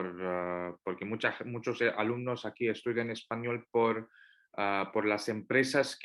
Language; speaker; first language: Spanish; non-native, fluent; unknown